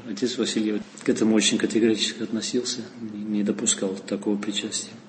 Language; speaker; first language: Russian; non-native, fluent; Dutch